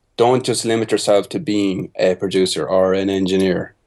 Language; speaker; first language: English; native; English